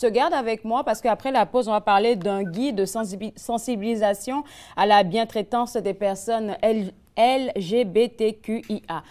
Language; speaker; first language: French; native; French